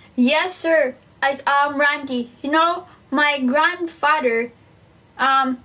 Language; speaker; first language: English; non-native, local second language; Filipino